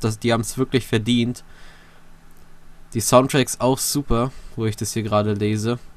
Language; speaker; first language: German; native; German